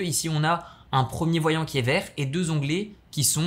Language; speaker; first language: French; native; French